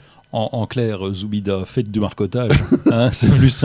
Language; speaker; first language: French; native; French